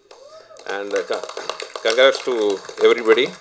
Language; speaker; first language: Tamil; native; Tamil